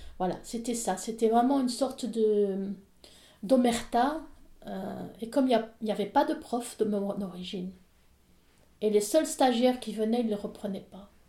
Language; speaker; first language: French; native; French